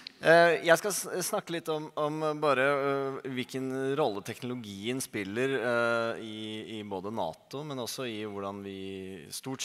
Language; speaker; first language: Norwegian; native; Norwegian